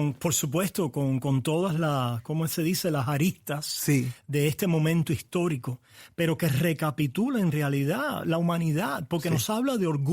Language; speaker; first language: Spanish; native; Spanish